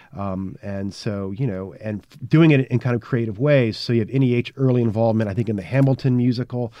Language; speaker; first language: English; native; English